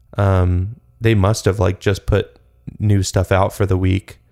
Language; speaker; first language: English; native; English